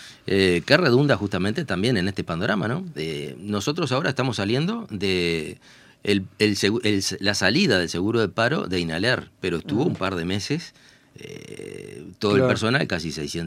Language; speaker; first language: Spanish; native; Spanish